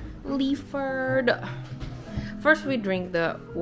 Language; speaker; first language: English; non-native, fluent; Indonesian